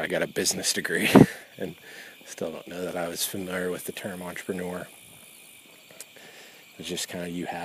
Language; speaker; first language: English; native; English